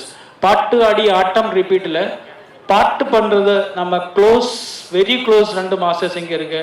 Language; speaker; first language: Tamil; non-native, learner; Malayalam